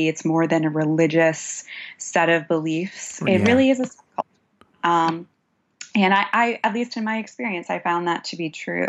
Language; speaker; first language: English; native; English